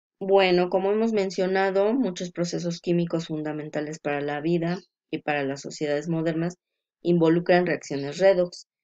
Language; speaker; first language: Spanish; native; Spanish